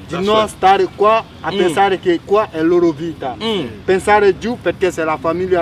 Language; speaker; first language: Italian; non-native, fluent; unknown